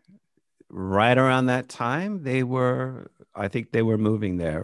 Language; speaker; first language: English; native; English